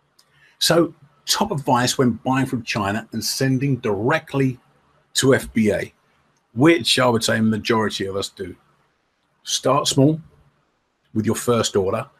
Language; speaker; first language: English; native; English